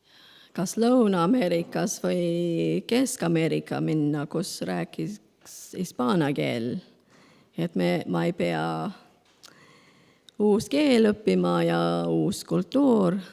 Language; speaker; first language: Estonian; non-native, learner; Spanish